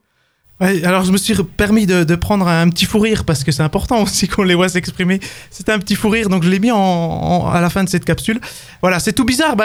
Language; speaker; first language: French; native; French